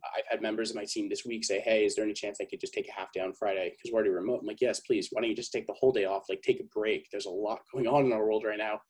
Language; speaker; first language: English; native; English